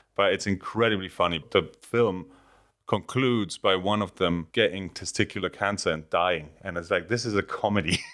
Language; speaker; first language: English; non-native, fluent; German